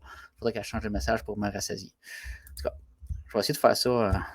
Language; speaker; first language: French; native; French